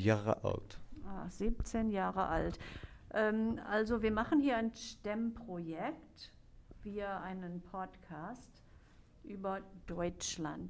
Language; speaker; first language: German; non-native, fluent; English